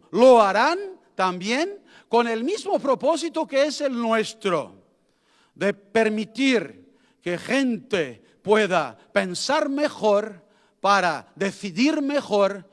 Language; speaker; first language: Spanish; non-native, fluent; Portuguese